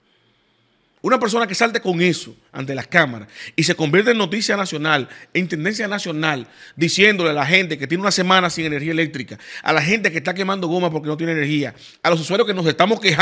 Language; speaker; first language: Spanish; native; Spanish